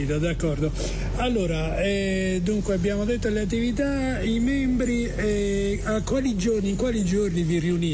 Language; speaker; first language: Italian; native; Italian